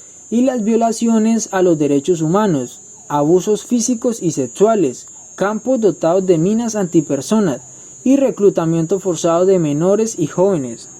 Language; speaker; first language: Spanish; native; Spanish